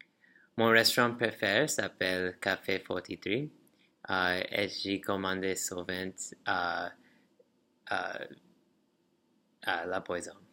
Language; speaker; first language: French; non-native, learner; English